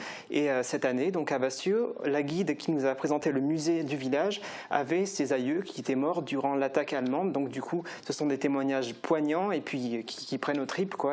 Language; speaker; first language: French; native; French